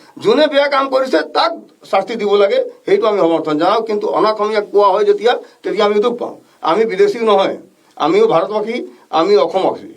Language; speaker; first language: Assamese; non-native, local second language; Bhojpuri